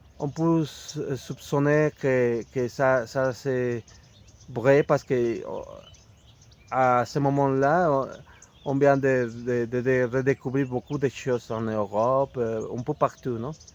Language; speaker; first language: French; non-native, fluent; Spanish